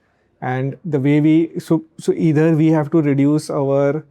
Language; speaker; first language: English; native; English